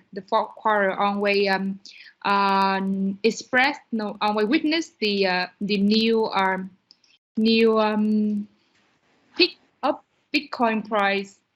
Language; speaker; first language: English; non-native, learner; Vietnamese